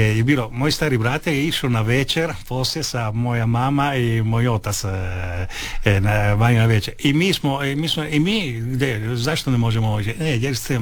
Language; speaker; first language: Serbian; non-native, fluent; Italian